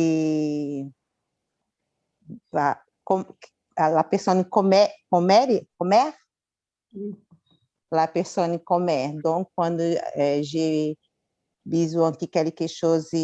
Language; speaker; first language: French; non-native, learner; Portuguese